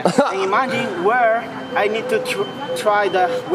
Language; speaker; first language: English; non-native, learner; Spanish